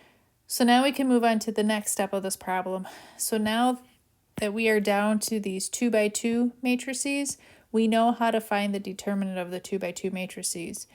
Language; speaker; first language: English; native; English